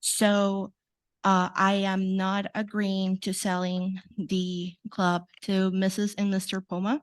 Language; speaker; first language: English; non-native, fluent; Spanish